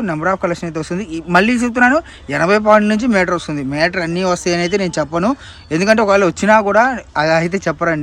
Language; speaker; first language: Telugu; native; Telugu